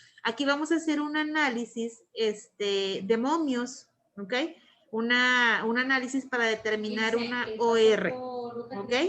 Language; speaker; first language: Spanish; native; Spanish